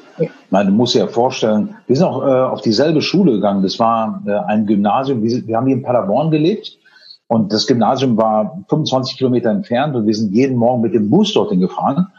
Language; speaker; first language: German; early bilingual, other home language; Spanish